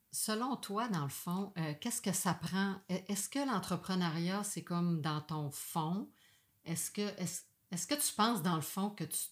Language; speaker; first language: French; native; French